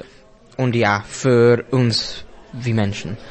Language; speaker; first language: German; non-native, learner; Slovak